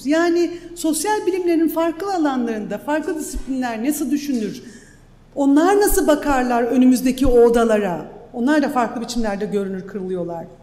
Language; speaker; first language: Turkish; native; Turkish